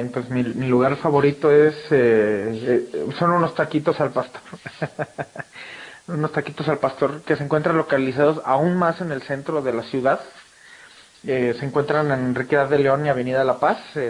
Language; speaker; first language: Spanish; native; Spanish